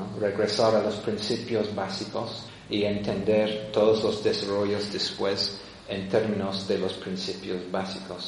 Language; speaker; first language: Spanish; non-native, fluent; English